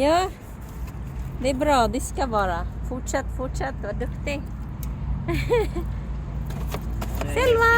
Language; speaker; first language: Swedish; non-native, learner; Filipino